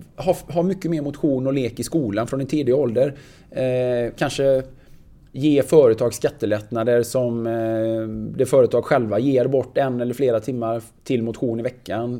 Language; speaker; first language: Swedish; native; Swedish